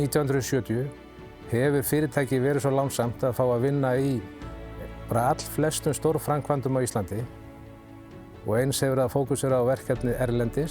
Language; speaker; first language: Icelandic; native; Icelandic